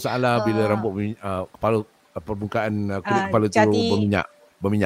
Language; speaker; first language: Malay; native; Malay